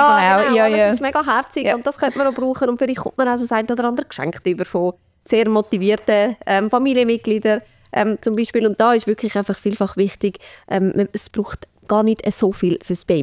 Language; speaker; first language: German; native; German